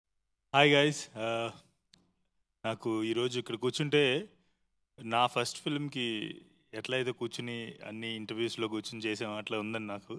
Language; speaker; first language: Telugu; native; Telugu